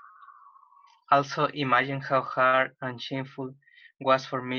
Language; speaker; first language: English; non-native, fluent; Spanish